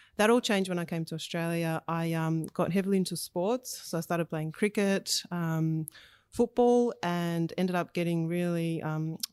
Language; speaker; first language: English; early bilingual, other home language; Russian